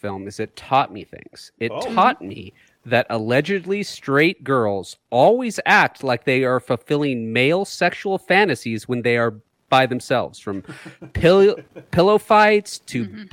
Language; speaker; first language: English; native; English